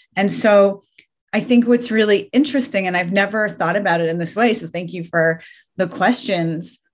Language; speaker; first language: English; early bilingual, other home language; Persian